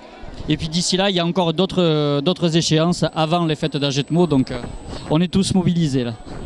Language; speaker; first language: French; native; French